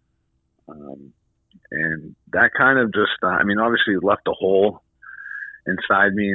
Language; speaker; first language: English; native; English